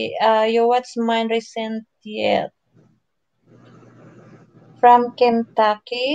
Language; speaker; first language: English; non-native, learner; Filipino